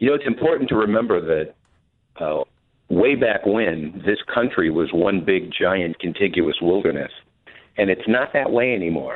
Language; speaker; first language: English; native; English